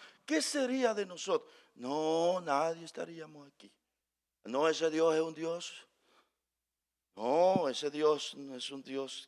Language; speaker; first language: Spanish; native; Spanish